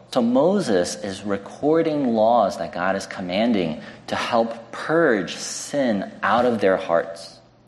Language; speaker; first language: English; early bilingual, other home language; Chinese